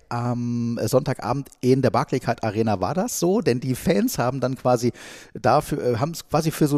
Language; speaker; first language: German; native; German